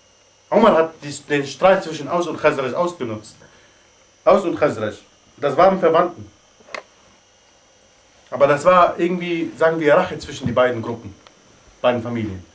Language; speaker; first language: German; non-native, fluent; Arabic